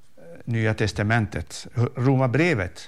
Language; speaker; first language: Swedish; non-native, fluent; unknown